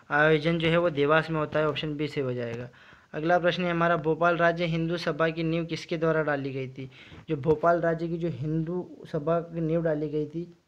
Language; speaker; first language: Hindi; native; Hindi